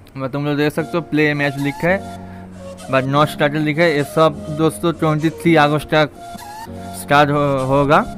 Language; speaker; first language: Hindi; non-native, local second language; Bangla